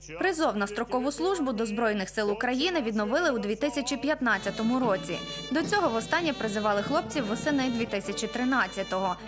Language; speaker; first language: Ukrainian; native; Ukrainian